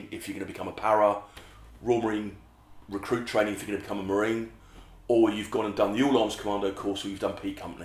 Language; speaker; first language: English; native; English